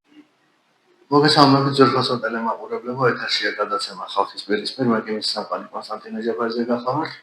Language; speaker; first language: Georgian; native; Georgian